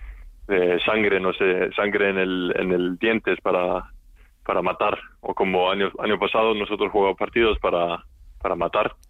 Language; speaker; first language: Spanish; non-native, learner; Icelandic